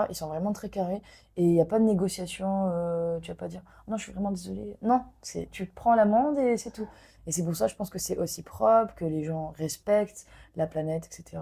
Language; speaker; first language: French; non-native, local second language; Arabic